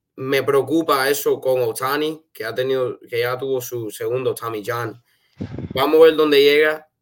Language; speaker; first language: Spanish; early bilingual, heritage; Spanish